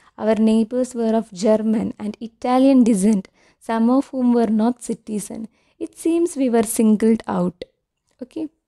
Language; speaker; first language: English; non-native, local second language; Malayalam